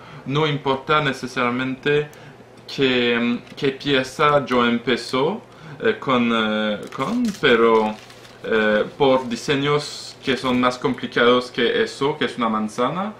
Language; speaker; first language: Spanish; non-native, learner; French